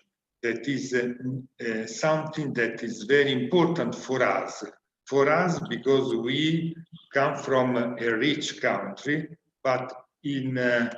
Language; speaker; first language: English; non-native, learner; Italian